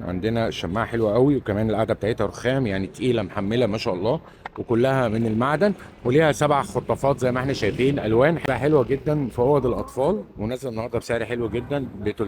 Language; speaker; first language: Arabic; native; Arabic